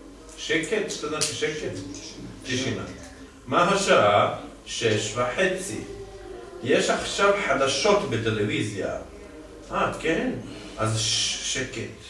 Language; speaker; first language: Hebrew; non-native, fluent; Serbian